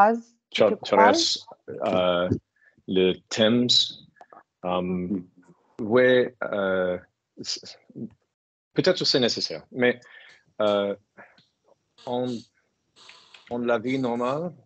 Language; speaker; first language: French; non-native, learner; English